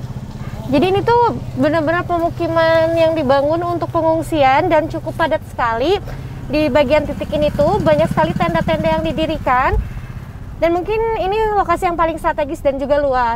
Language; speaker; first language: Indonesian; native; Indonesian